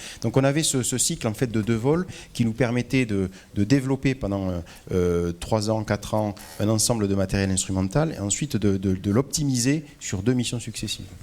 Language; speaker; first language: French; native; French